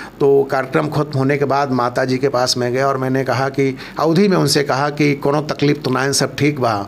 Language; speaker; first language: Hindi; non-native, local second language; Awadhi